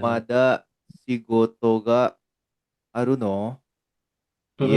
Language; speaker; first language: Japanese; non-native, learner; Indonesian